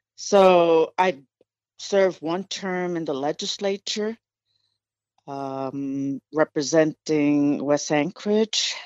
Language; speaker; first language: English; non-native, fluent; Spanish